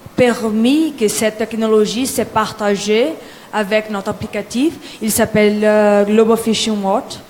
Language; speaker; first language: French; non-native, learner; Portuguese